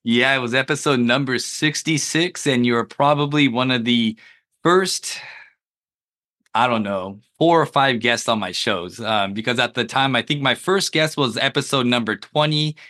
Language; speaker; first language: English; early bilingual, other home language; Japanese